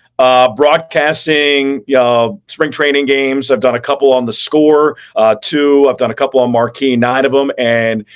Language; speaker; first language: English; native; English